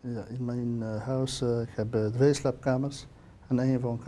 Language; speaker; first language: Dutch; non-native, learner; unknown